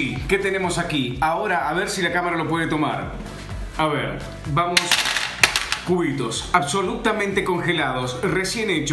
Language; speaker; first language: Spanish; native; Spanish